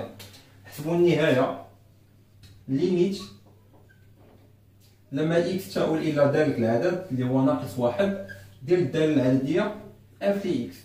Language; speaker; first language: Arabic; native; Arabic